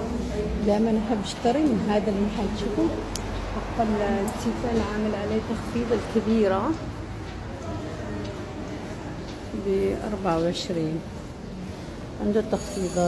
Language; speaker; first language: Arabic; native; Arabic